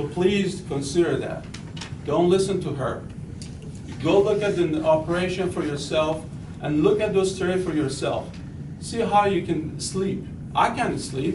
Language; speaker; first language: English; native; English